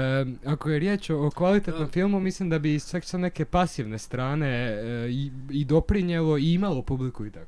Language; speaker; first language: Croatian; native; Croatian